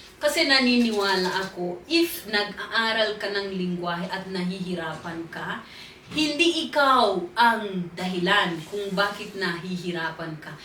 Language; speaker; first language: Filipino; non-native, fluent; Swahili